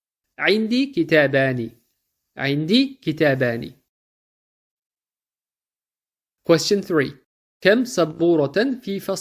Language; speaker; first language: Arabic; non-native, fluent; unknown